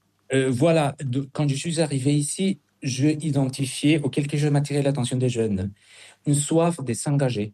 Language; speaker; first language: French; non-native, fluent; Spanish